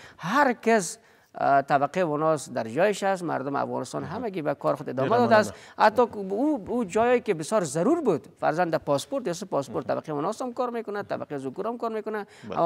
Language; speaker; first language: Persian; non-native, local second language; Pashto